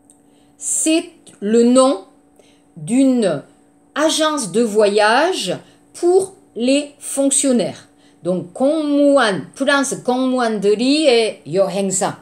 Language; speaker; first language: French; native; French